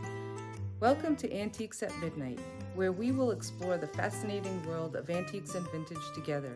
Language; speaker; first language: English; native; English